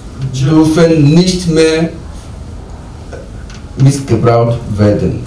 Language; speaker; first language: German; non-native, learner; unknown